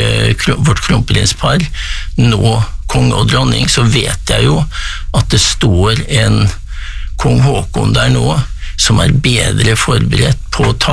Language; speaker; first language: Norwegian; native; Norwegian